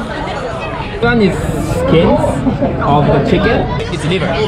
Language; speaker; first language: English; non-native, learner; Japanese